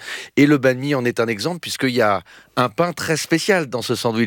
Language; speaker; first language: French; native; French